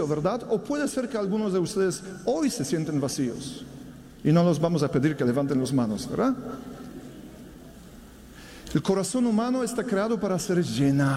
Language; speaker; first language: Spanish; non-native, fluent; Polish